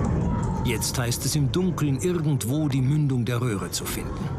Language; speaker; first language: German; native; German